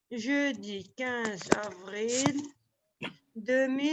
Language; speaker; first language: French; non-native, local second language; Arabic